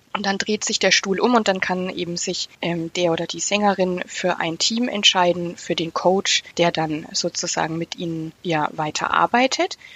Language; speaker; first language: German; native; German